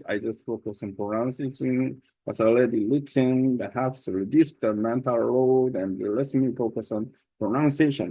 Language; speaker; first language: English; non-native, learner; Korean